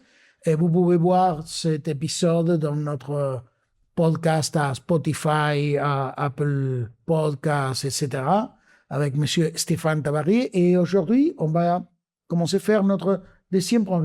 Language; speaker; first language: French; non-native, fluent; Spanish